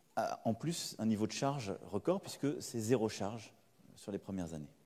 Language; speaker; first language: French; native; French